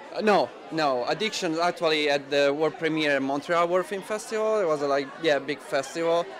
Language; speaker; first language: English; non-native, fluent; Italian